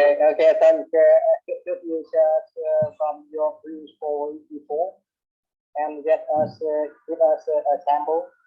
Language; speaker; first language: English; non-native, learner; Vietnamese